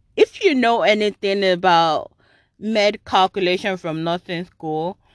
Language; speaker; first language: English; non-native, local second language; Yoruba